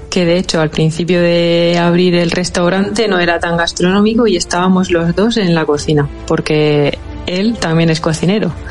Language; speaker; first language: Spanish; native; Spanish